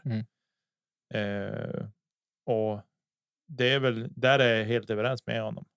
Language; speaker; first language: Swedish; native; Swedish